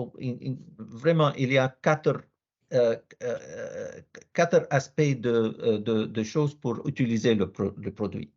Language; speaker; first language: French; non-native, learner; Arabic